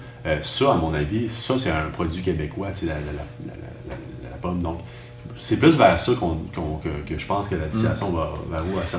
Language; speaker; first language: French; native; French